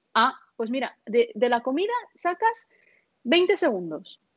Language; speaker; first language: Spanish; early bilingual, other home language; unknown